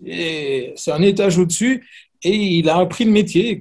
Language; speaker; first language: French; native; French